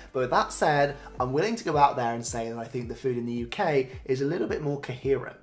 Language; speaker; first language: English; native; English